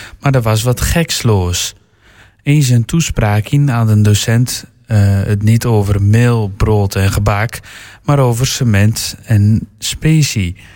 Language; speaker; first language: Dutch; native; Dutch